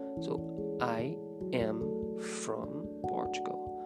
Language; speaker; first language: English; non-native, fluent; Portuguese